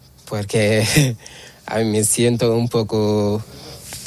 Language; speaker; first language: Spanish; non-native, learner; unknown